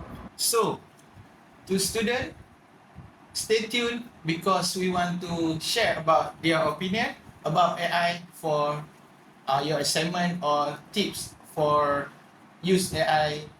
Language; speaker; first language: English; non-native, learner; Malay